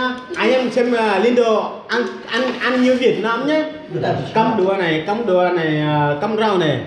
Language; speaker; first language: Vietnamese; non-native, learner; Portuguese